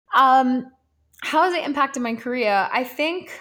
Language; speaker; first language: English; native; English